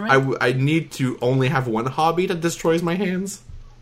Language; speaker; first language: English; non-native, fluent; French